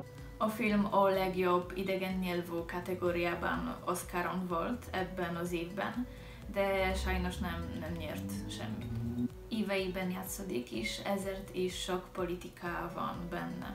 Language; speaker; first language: Hungarian; non-native, learner; Polish